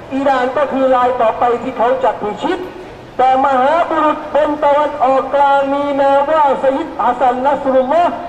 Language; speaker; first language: Thai; native; Thai